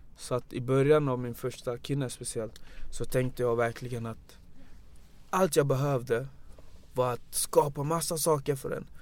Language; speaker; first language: Swedish; early bilingual, other home language; Wolof